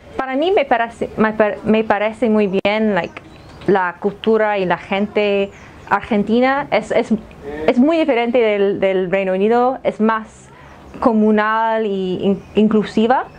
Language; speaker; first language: Spanish; non-native, fluent; English